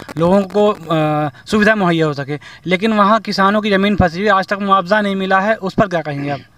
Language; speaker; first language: Hindi; native; Hindi